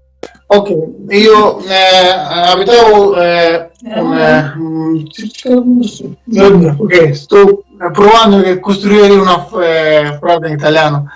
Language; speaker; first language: Italian; non-native, learner; Persian